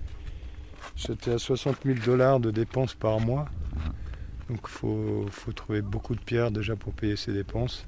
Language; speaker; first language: French; native; French